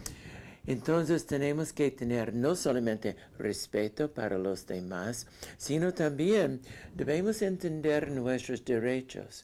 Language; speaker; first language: Spanish; non-native, fluent; English